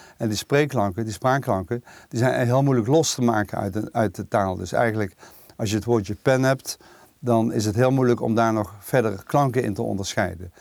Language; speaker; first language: Dutch; native; Dutch